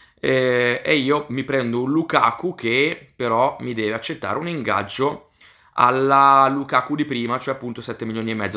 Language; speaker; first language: Italian; native; Italian